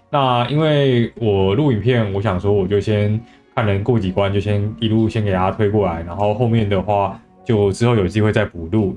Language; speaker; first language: Chinese; native; Chinese